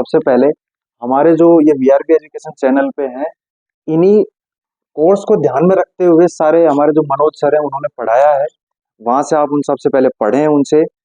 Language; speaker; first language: Hindi; native; Hindi